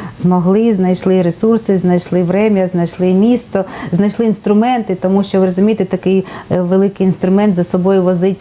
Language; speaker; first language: Ukrainian; native; Ukrainian